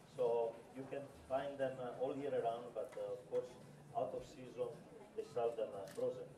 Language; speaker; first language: English; non-native, learner; Italian